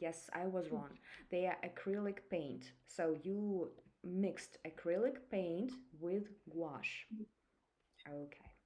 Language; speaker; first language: English; non-native, fluent; Russian